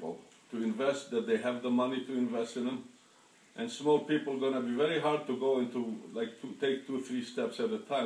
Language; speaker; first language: English; non-native, fluent; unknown